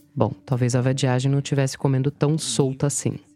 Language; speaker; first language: Portuguese; non-native, fluent; English